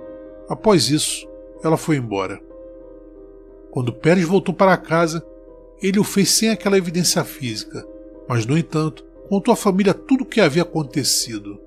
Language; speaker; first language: Portuguese; native; Portuguese